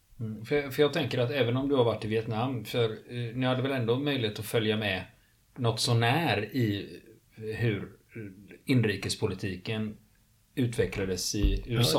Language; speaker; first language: Swedish; native; Swedish